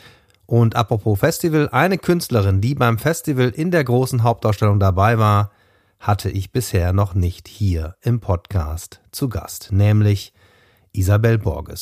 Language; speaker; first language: German; native; German